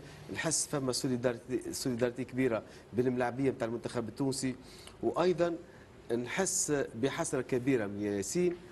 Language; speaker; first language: Arabic; native; Arabic